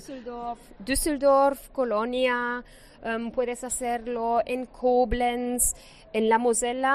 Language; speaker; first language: Spanish; non-native, fluent; German